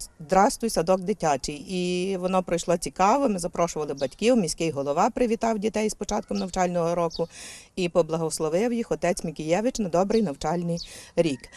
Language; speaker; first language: Ukrainian; native; Ukrainian